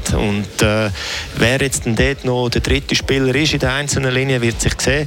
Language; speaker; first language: German; native; German